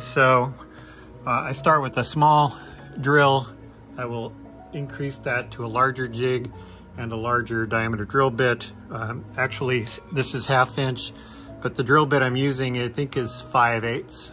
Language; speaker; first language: English; native; English